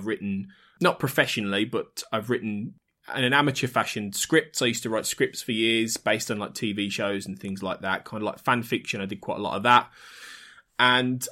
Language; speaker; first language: English; native; English